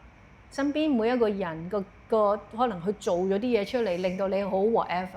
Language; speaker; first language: Cantonese; native; Cantonese